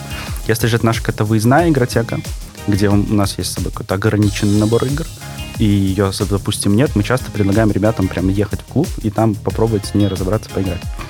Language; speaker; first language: Russian; native; Russian